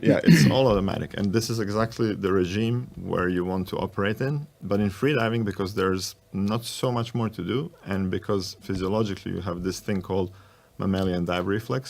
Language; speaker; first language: English; non-native, fluent; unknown